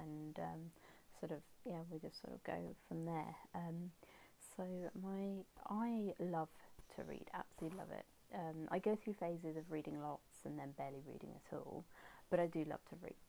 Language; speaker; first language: English; native; English